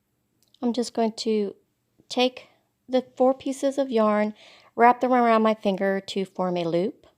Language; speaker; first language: English; native; English